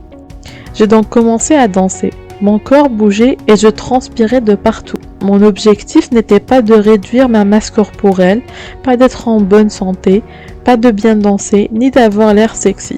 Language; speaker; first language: French; native; French